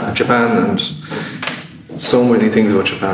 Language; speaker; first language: English; non-native, local second language; Irish